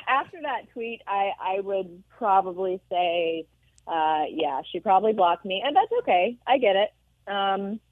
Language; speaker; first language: English; native; English